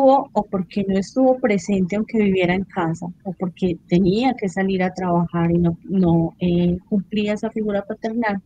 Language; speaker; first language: Spanish; native; Spanish